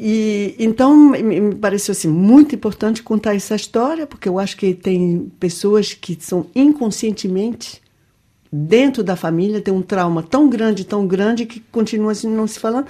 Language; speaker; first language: Portuguese; non-native, fluent; French